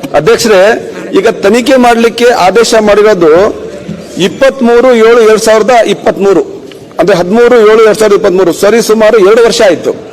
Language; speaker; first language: Kannada; non-native, local second language; Lambadi